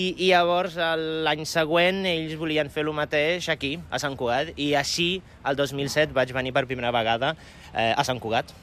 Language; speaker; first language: Catalan; non-native, fluent; Polish